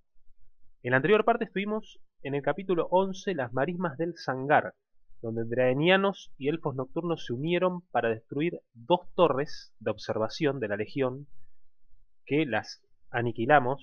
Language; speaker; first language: Spanish; native; Spanish